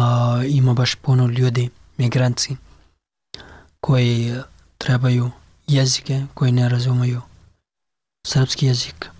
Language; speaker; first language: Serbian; non-native, learner; Pashto